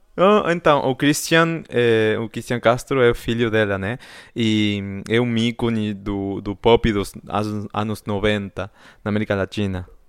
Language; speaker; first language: Portuguese; non-native, fluent; Spanish